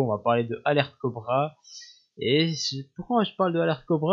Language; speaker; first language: French; native; French